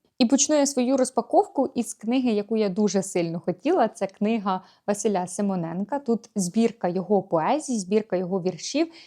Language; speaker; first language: Ukrainian; native; Ukrainian